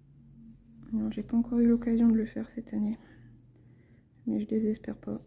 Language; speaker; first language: French; native; French